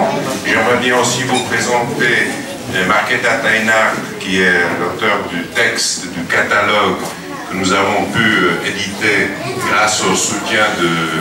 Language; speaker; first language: French; non-native, fluent; Czech